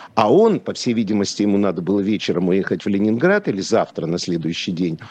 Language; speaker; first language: Russian; non-native, local second language; Polish